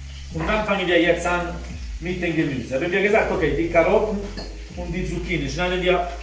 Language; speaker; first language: German; non-native, fluent; Italian